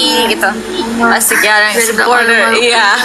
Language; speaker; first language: Indonesian; non-native, learner; Turkish